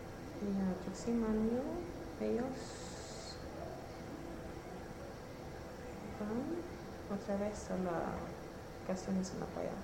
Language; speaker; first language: Spanish; non-native, learner; Swedish